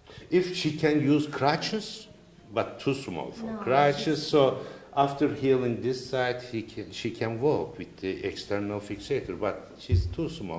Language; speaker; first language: English; non-native, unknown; Turkish